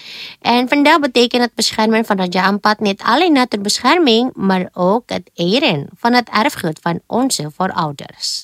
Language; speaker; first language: Dutch; non-native, fluent; Indonesian